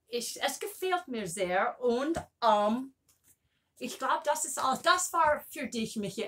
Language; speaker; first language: German; non-native, learner; English